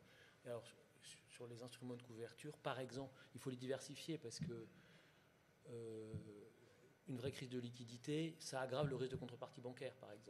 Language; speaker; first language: French; native; French